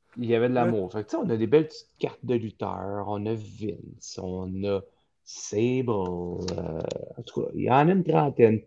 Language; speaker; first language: French; native; French